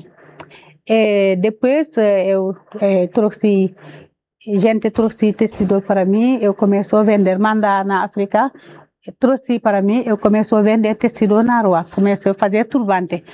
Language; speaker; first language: Portuguese; non-native, learner; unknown